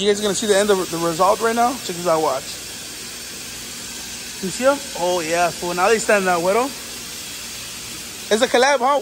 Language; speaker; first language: English; early bilingual, other home language; Spanish